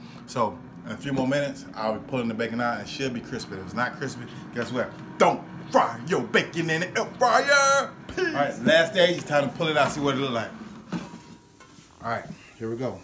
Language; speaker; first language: English; native; English